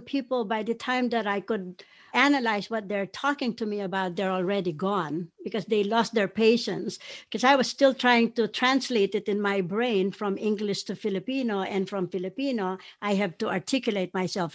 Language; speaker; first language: English; non-native, local second language; Pampanga